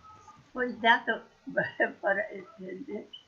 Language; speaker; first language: Portuguese; non-native, fluent; Persian